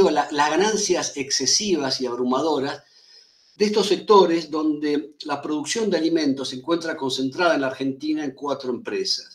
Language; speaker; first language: Spanish; native; Spanish